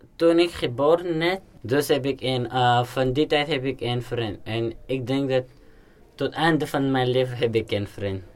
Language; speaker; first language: Dutch; non-native, learner; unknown